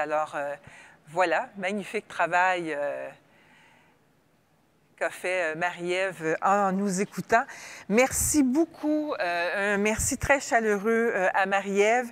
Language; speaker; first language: French; native; French